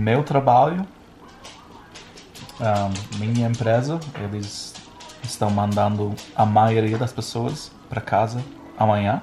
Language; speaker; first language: Portuguese; non-native, fluent; English